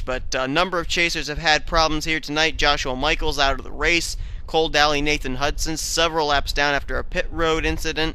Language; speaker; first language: English; native; English